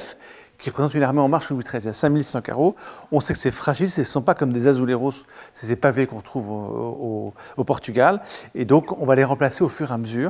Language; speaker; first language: French; native; French